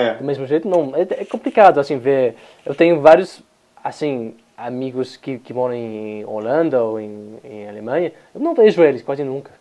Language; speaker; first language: Portuguese; non-native, fluent; English